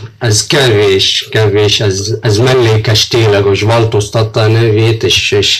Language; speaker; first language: Hungarian; non-native, fluent; Arabic